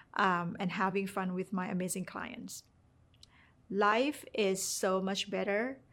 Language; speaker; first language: English; non-native, fluent; Thai